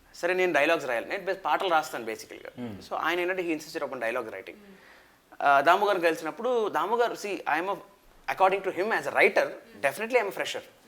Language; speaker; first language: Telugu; native; Telugu